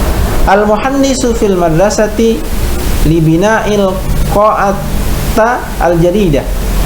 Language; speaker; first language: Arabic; non-native, fluent; Indonesian